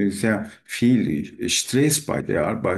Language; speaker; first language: German; non-native, learner; Turkish